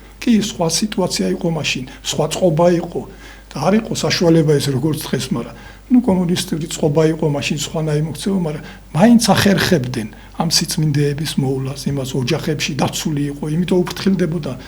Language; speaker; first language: Georgian; non-native, local second language; Svan